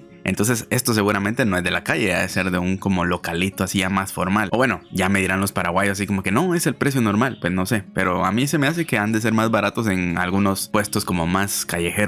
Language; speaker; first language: Spanish; native; Spanish